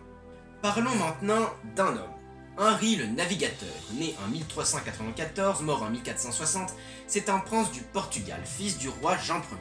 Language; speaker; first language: French; native; French